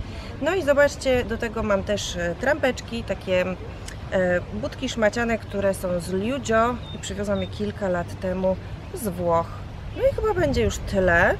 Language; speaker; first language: Polish; native; Polish